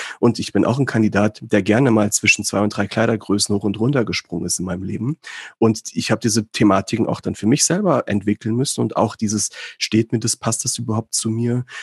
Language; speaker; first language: German; early bilingual, other home language; Greek